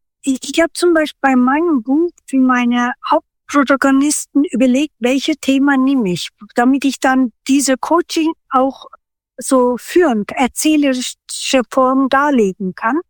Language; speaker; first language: German; non-native, fluent; Turkish